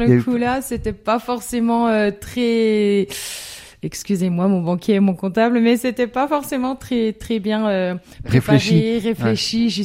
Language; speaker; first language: French; native; French